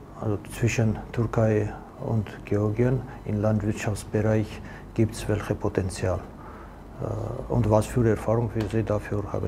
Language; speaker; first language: German; non-native, learner; Georgian